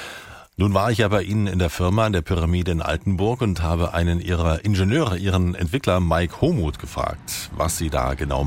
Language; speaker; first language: German; native; German